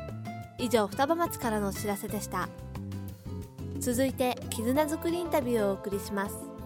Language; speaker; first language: Japanese; native; Japanese